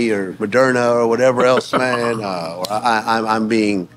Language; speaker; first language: English; native; English